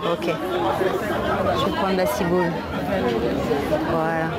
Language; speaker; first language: French; native; French